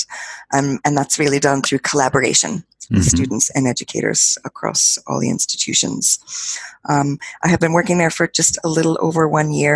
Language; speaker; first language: English; native; English